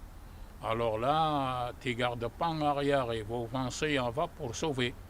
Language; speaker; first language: French; non-native, fluent; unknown